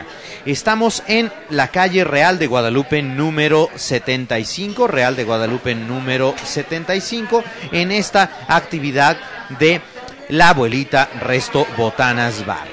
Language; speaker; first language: Spanish; native; Spanish